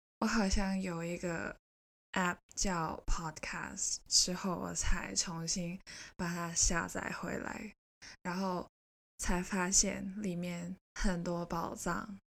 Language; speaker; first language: Chinese; non-native, local second language; Cantonese